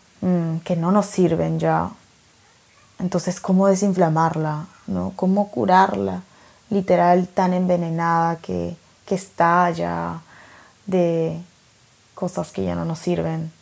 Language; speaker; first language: Spanish; native; Spanish